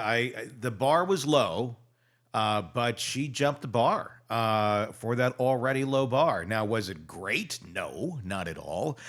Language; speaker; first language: English; native; English